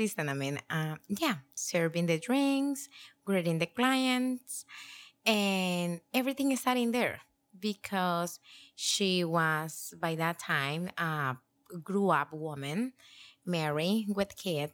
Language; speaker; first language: English; non-native, learner; Spanish